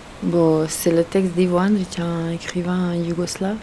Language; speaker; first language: French; non-native, fluent; Serbian